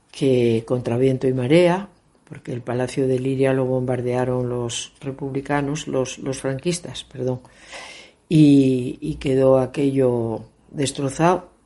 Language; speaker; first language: Spanish; native; Spanish